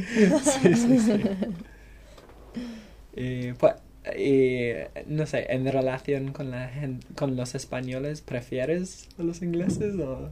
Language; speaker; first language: Spanish; non-native, learner; English